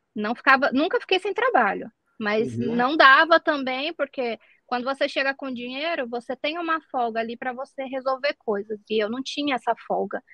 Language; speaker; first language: Portuguese; native; Portuguese